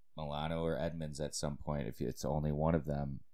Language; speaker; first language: English; native; English